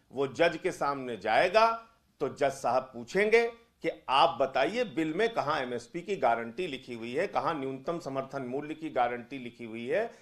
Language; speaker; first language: Hindi; native; Hindi